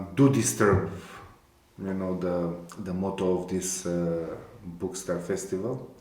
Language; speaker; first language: English; non-native, fluent; Macedonian